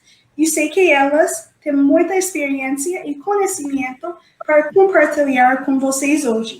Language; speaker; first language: Portuguese; non-native, fluent; English